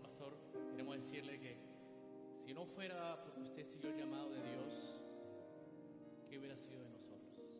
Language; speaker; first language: Spanish; native; Spanish